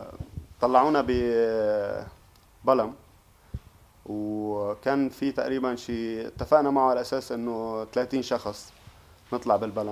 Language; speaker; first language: Arabic; native; Arabic